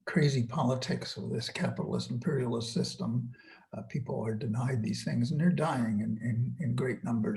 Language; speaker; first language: English; native; English